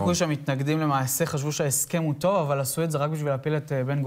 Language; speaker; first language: Hebrew; native; Hebrew